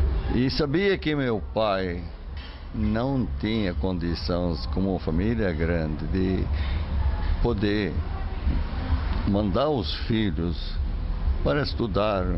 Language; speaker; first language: Portuguese; non-native, fluent; Arabic